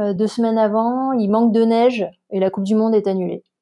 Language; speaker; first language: French; native; French